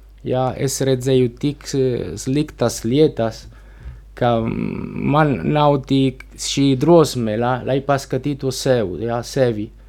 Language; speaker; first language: Latvian; non-native, learner; Italian